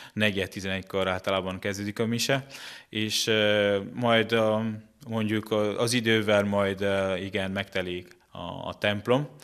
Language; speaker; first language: Hungarian; non-native, fluent; Italian